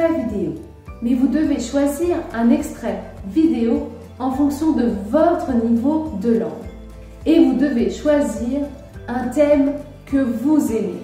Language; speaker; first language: French; native; French